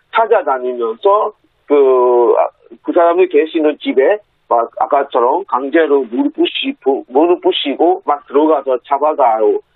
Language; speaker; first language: Korean; non-native, fluent; Burmese